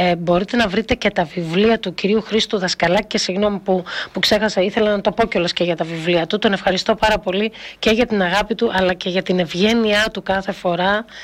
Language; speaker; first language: Greek; early bilingual, heritage; Greek